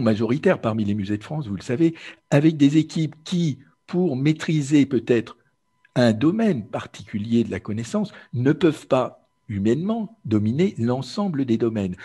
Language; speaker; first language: French; native; French